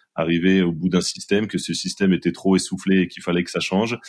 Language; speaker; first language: French; native; French